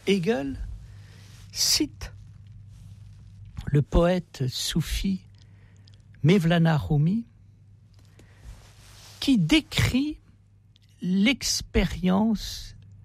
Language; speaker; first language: French; native; French